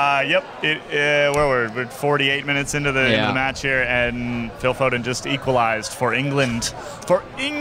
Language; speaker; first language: English; native; English